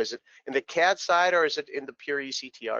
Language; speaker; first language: English; native; English